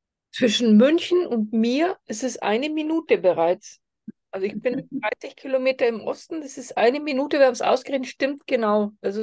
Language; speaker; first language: German; native; German